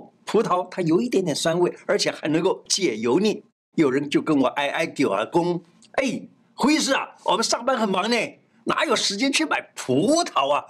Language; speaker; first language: Chinese; native; Chinese